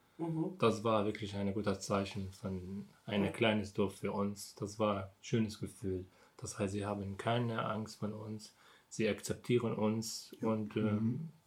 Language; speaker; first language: German; non-native, learner; Arabic